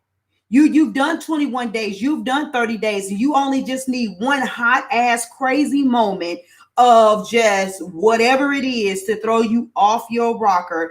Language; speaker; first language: English; native; English